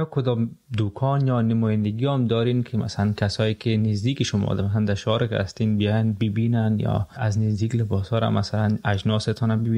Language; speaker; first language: Persian; native; Persian